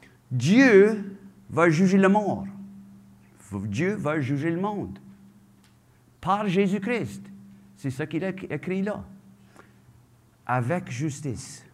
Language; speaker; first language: French; native; French